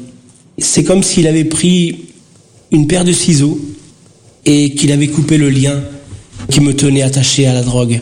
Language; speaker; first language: French; early bilingual, other home language; Portuguese